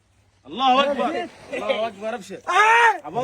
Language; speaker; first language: Arabic; native; Arabic